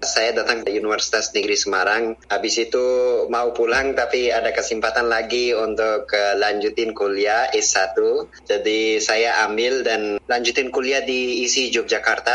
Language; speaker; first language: Indonesian; non-native, fluent; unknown